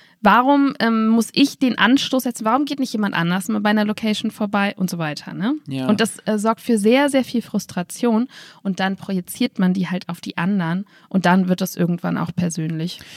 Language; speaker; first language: German; native; German